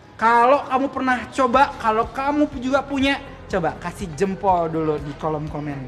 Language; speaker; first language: Indonesian; native; Indonesian